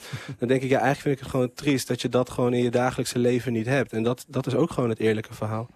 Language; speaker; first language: Dutch; native; Dutch